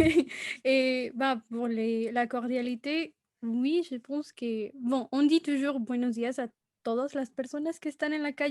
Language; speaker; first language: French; non-native, fluent; Spanish